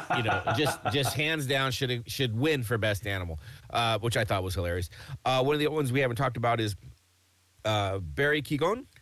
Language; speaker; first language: English; native; English